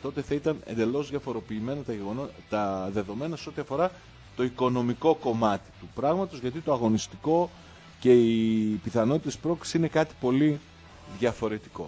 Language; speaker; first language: Greek; native; Greek